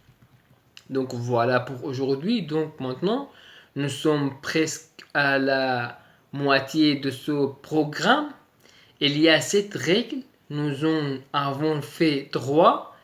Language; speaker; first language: French; native; French